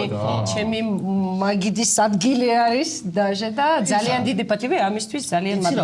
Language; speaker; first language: Georgian; non-native, fluent; Russian